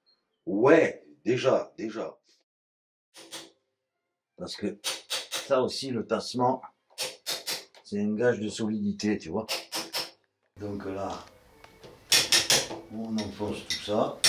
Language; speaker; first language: French; native; French